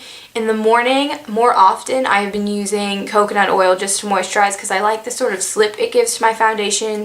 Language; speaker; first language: English; native; English